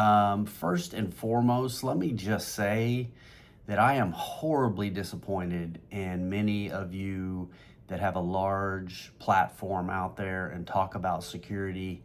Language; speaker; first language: English; native; English